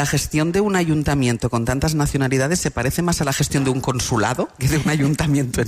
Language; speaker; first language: Spanish; native; Spanish